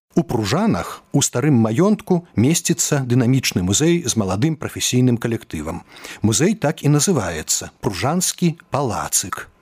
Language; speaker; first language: Belarusian; native; Belarusian